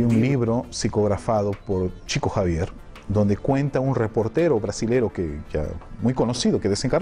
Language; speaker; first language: Spanish; native; Spanish